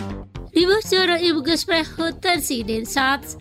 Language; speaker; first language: German; non-native, fluent; Indonesian